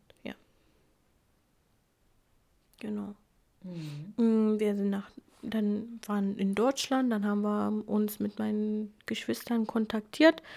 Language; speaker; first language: German; non-native, fluent; Kurdish